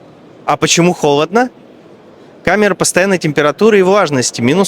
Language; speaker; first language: Russian; native; Russian